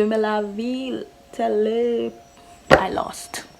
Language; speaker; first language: French; non-native, learner; English